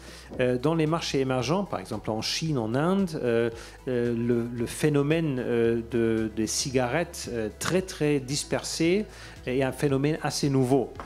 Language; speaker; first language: French; non-native, fluent; German